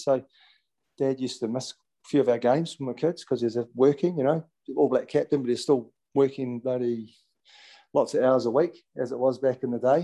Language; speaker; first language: English; native; English